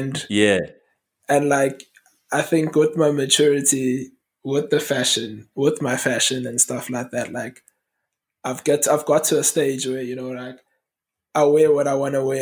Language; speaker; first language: English; native; English